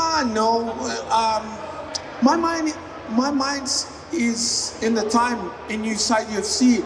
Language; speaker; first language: English; non-native, learner; Portuguese